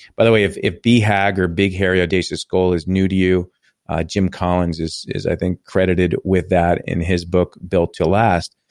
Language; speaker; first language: English; native; English